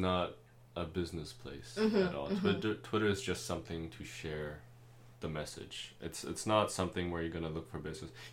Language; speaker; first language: English; non-native, local second language; German